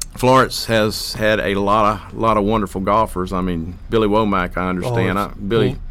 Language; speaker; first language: English; native; English